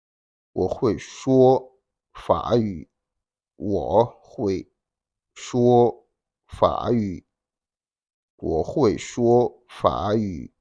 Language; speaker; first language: Chinese; non-native, fluent; Wolof